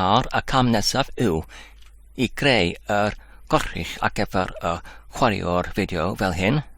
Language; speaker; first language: Welsh; non-native, learner; English